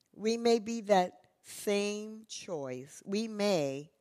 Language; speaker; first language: English; native; English